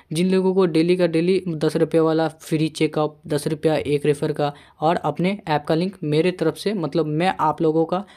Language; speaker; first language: Hindi; native; Hindi